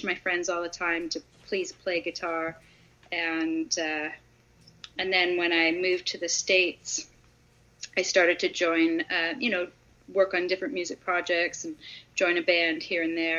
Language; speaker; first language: English; native; English